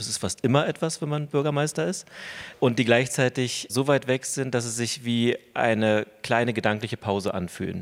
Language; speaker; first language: German; native; German